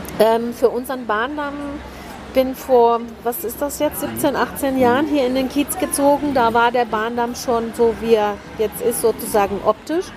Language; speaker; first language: German; early bilingual, heritage; German